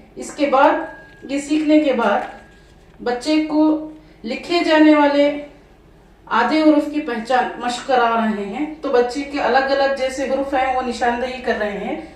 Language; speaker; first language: Urdu; native; Urdu